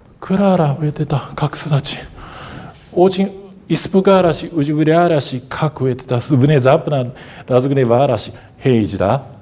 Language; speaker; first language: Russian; non-native, fluent; Japanese